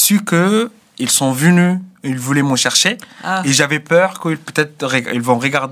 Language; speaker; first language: French; non-native, fluent; Arabic